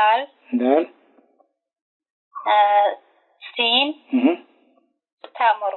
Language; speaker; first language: Arabic; non-native, learner; Tigrinya